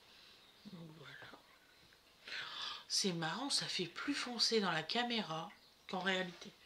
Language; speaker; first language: French; native; French